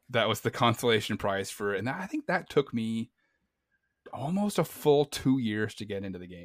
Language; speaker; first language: English; native; English